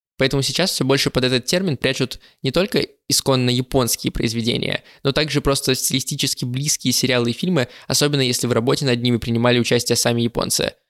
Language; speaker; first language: Russian; native; Russian